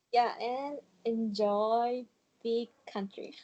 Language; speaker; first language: English; non-native, learner; Japanese